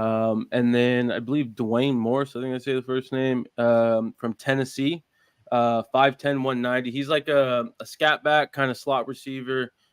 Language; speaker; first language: English; native; English